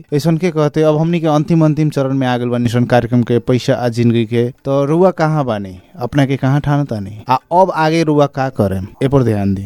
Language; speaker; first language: Bhojpuri; native; Bhojpuri